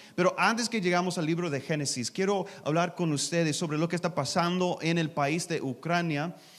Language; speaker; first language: Spanish; non-native, learner; English